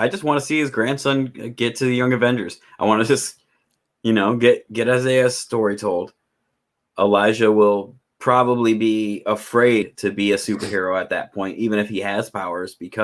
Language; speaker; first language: English; native; English